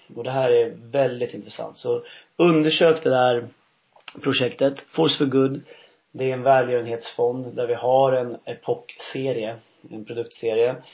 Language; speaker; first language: Swedish; early bilingual, heritage; Swedish